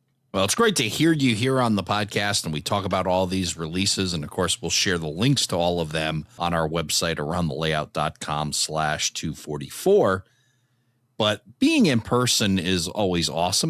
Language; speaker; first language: English; native; English